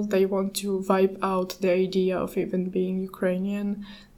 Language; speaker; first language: English; non-native, fluent; Ukrainian